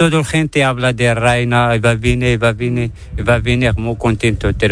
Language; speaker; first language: Spanish; non-native, learner; Arabic